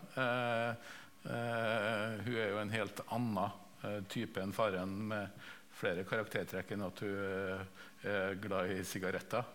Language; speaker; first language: Norwegian; native; Norwegian